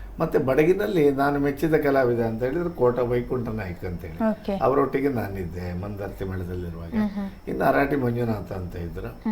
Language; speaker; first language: Kannada; native; Kannada